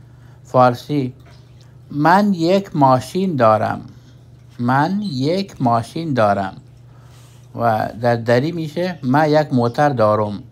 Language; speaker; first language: Persian; non-native, fluent; Urdu